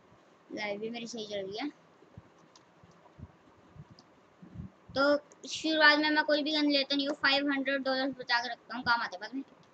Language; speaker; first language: Hindi; native; Hindi